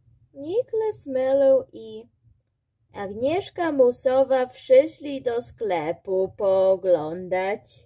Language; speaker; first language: Polish; early bilingual, heritage; Polish